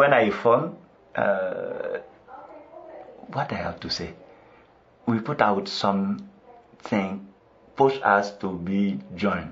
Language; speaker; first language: English; non-native, local second language; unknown